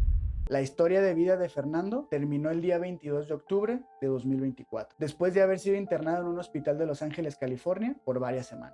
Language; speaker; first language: Spanish; native; Spanish